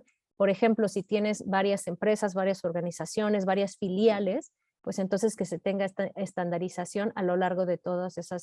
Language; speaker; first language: Spanish; native; Spanish